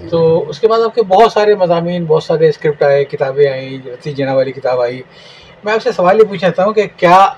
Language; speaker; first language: Urdu; native; Urdu